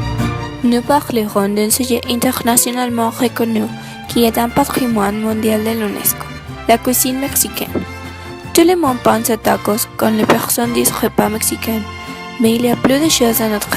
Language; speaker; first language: French; non-native, learner; Spanish